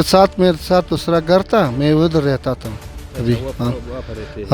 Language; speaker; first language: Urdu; non-native, local second language; Pashto